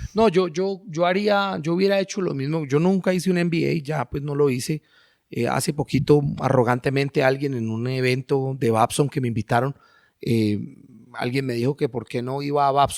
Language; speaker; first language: Spanish; native; Spanish